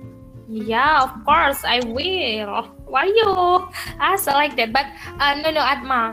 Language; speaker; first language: English; non-native, learner; Indonesian